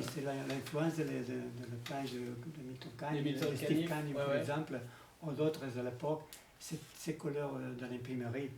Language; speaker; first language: French; non-native, learner; Spanish